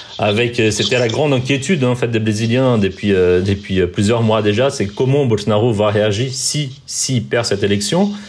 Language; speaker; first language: French; non-native, fluent; Portuguese